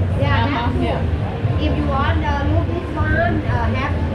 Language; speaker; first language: English; non-native, learner; Thai